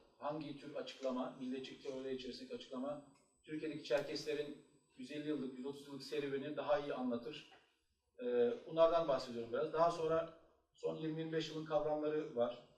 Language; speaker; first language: Turkish; native; Turkish